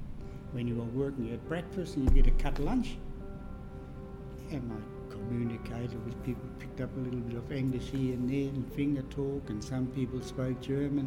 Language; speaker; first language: English; non-native, fluent; German